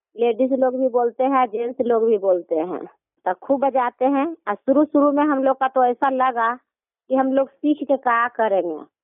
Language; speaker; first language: Hindi; native; Hindi